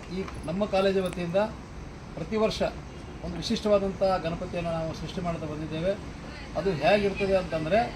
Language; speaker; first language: Kannada; native; Kannada